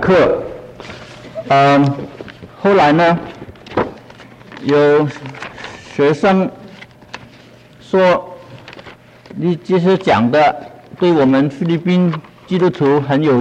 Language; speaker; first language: Chinese; non-native, local second language; Cantonese